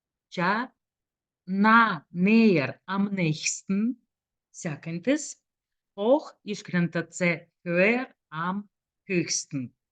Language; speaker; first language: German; non-native, fluent; Lithuanian